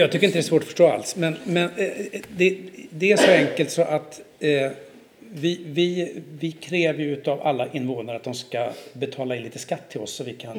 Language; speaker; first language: Swedish; native; Swedish